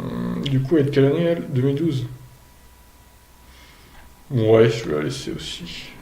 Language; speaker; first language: French; native; French